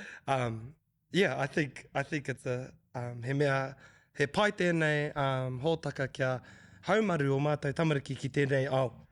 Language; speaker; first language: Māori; non-native, local second language; English